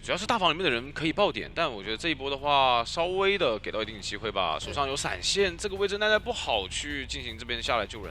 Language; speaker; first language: Chinese; native; Chinese